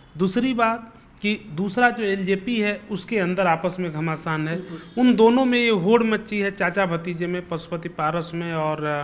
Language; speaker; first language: Hindi; native; Hindi